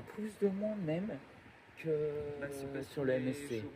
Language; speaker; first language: French; native; French